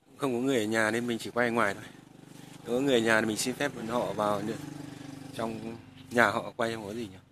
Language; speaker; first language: Vietnamese; non-native, local second language; Tày